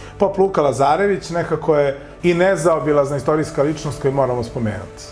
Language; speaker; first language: Serbian; native; Serbian